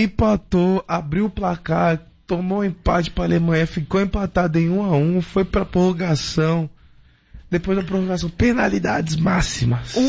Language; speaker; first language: Portuguese; native; Portuguese